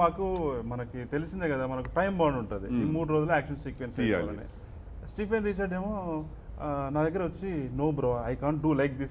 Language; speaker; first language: Telugu; native; Telugu